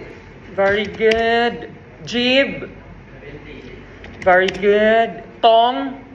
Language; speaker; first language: English; non-native, local second language; Filipino